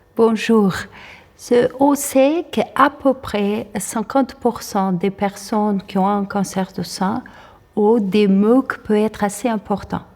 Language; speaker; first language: French; non-native, fluent; Portuguese